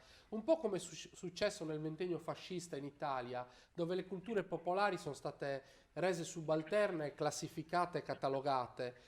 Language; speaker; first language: Italian; native; Italian